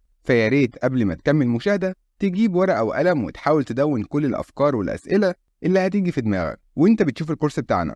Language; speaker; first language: Arabic; native; Arabic